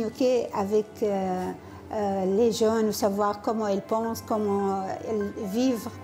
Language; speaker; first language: French; non-native, learner; Arabic